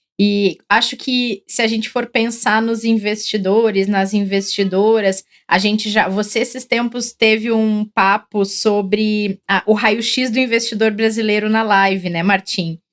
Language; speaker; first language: Portuguese; native; Portuguese